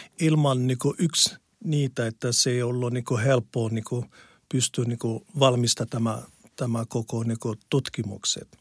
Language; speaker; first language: Finnish; non-native, learner; Arabic